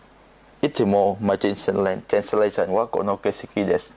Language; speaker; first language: Japanese; non-native, learner; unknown